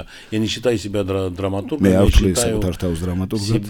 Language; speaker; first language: Russian; non-native, fluent; Romanian